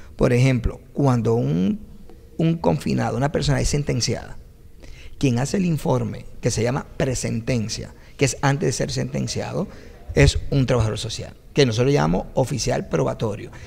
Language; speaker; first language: Spanish; native; Spanish